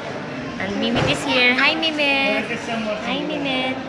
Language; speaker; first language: English; non-native, local second language; Filipino